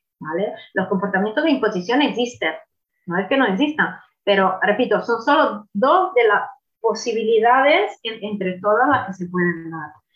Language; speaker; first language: Spanish; non-native, fluent; Italian